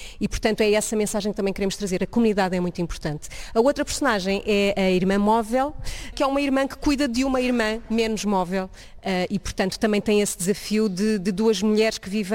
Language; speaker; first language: Portuguese; native; Portuguese